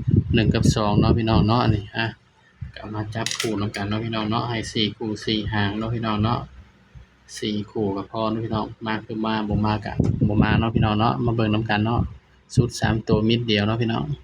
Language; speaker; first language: Thai; non-native, local second language; Northeastern Thai